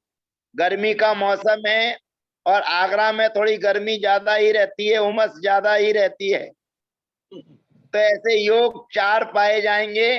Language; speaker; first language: Hindi; native; Hindi